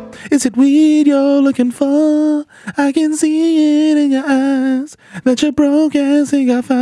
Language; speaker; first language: English; early bilingual, other home language; Spanish